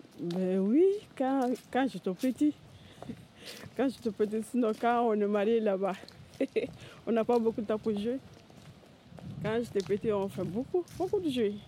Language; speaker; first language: French; non-native, learner; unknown